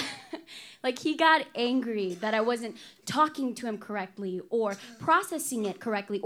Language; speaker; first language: English; non-native, fluent; Spanish